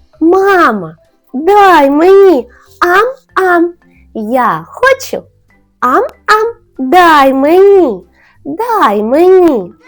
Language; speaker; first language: Ukrainian; native; Ukrainian